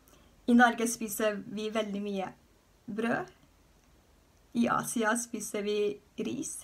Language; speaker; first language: Norwegian; non-native, fluent; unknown